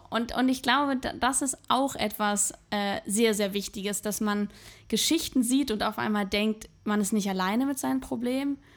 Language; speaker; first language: German; native; German